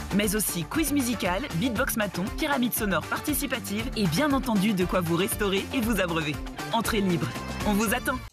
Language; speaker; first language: French; native; French